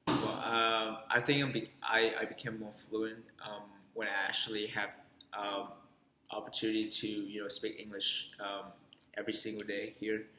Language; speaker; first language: English; non-native, fluent; Vietnamese